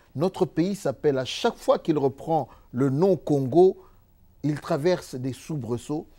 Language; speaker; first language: French; non-native, local second language; Lingala